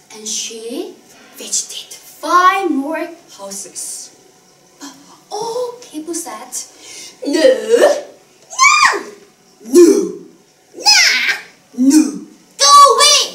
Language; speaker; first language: English; non-native, fluent; Korean